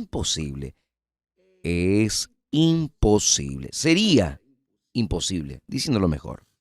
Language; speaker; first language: Spanish; non-native, fluent; Portuguese